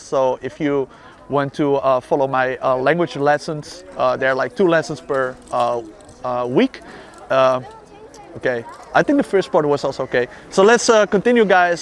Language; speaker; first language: English; non-native, fluent; Dutch